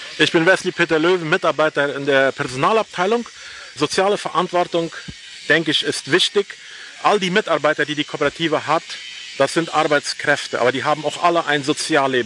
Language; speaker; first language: German; non-native, local second language; Plautdietsch